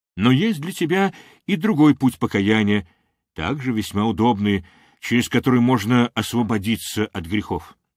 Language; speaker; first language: Russian; non-native, local second language; Armenian